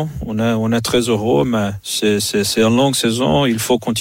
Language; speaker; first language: French; non-native, fluent; Portuguese